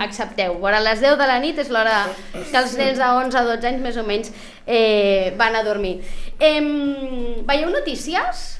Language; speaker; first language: Catalan; native; Catalan